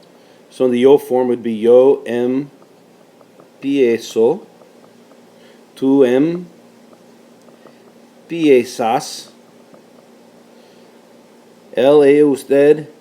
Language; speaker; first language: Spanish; non-native, fluent; English